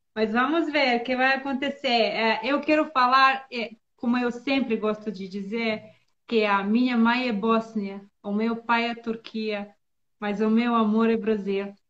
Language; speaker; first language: Portuguese; non-native, learner; Bosnian